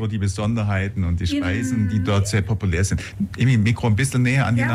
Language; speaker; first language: German; native; German